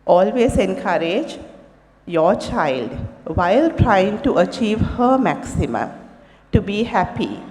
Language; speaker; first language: English; non-native, local second language; Sinhala